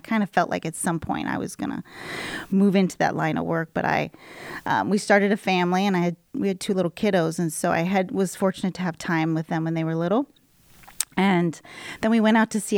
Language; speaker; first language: English; native; English